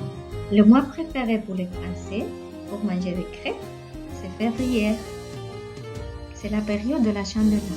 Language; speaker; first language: French; non-native, fluent; Catalan